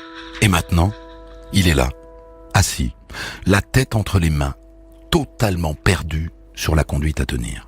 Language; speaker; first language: French; native; French